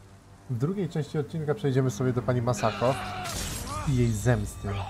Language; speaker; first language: Polish; native; Polish